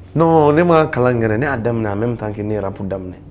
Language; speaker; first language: French; non-native, local second language; Tamasheq